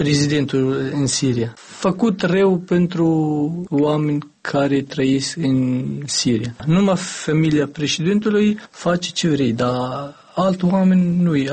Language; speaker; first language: Romanian; non-native, learner; Arabic